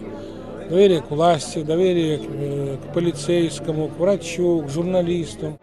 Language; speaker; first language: Russian; native; Russian